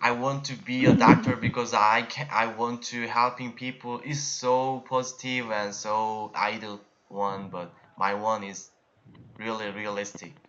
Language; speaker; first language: English; non-native, learner; Korean